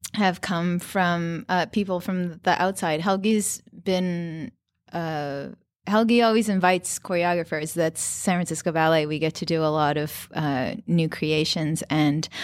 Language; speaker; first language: English; native; English